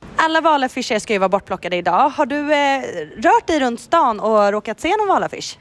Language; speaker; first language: Swedish; native; Swedish